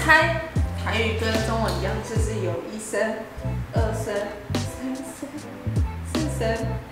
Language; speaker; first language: Chinese; non-native, fluent; English